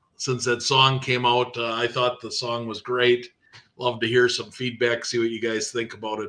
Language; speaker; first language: English; native; English